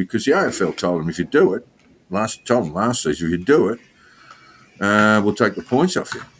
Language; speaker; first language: English; native; English